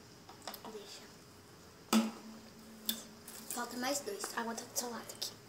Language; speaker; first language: Portuguese; native; Portuguese